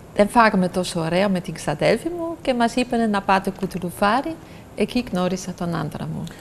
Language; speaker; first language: Greek; non-native, fluent; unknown